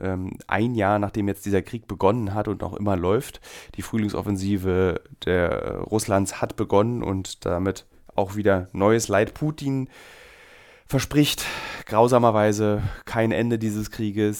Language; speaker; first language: German; native; German